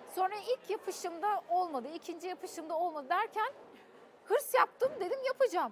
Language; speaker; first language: Turkish; early bilingual, heritage; Turkish